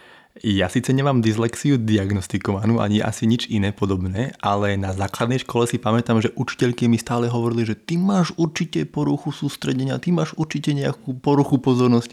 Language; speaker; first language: Slovak; native; Slovak